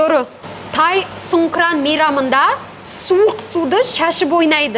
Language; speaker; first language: Turkish; non-native, learner; Kazakh